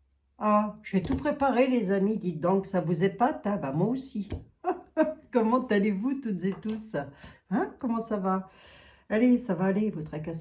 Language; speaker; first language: French; native; French